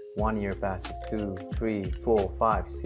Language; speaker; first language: English; non-native, fluent; Romanian